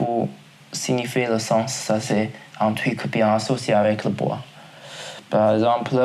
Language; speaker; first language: French; non-native, learner; Chinese